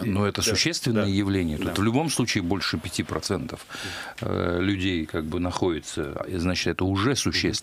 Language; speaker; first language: Russian; native; Russian